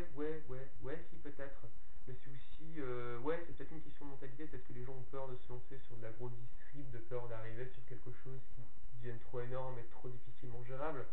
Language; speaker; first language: French; native; French